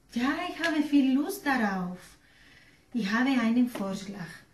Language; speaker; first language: German; non-native, learner; Spanish